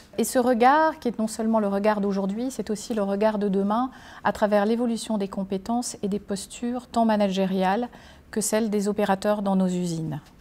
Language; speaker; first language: French; native; French